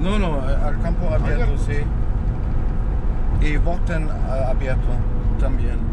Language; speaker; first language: Spanish; non-native, learner; German